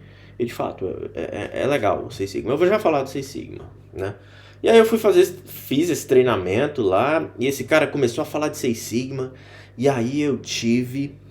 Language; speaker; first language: Portuguese; native; Portuguese